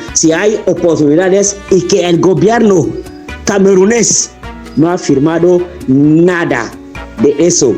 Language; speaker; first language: Spanish; non-native, fluent; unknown